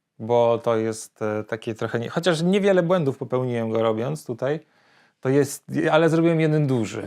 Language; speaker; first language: Polish; native; Polish